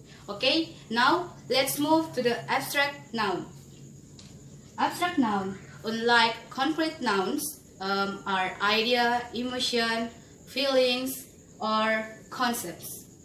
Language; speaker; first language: English; non-native, learner; Indonesian